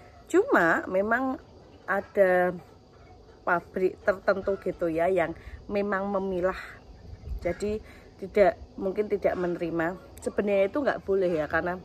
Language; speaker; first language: Indonesian; native; Indonesian